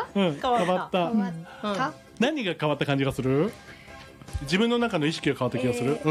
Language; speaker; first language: Japanese; native; Japanese